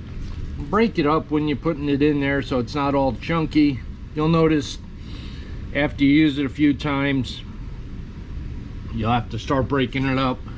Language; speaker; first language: English; native; English